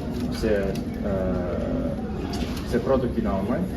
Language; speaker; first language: Russian; non-native, learner; English